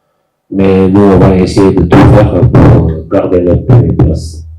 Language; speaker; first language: French; non-native, local second language; Arabic